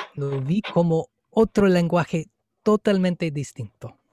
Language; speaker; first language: Spanish; non-native, fluent; English